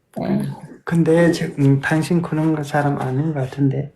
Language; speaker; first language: Korean; non-native, learner; Nepali